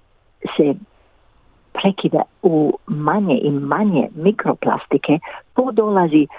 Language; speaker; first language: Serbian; early bilingual, heritage; English